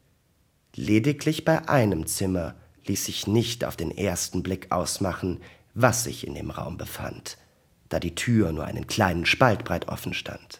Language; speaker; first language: German; native; German